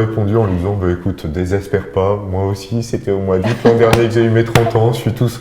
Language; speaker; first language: French; native; French